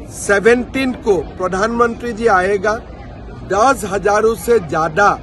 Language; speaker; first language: Hindi; non-native, local second language; Assamese